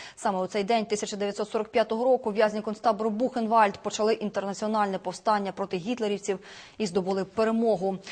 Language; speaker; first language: Ukrainian; native; Ukrainian